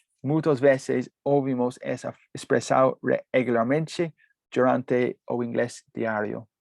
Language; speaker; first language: Portuguese; non-native, learner; English